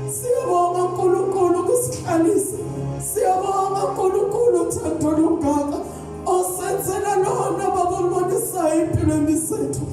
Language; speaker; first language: Zulu; non-native, local second language; Xhosa